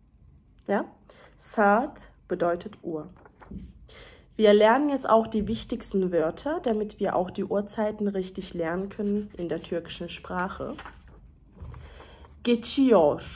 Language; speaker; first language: German; early bilingual, other home language; Turkish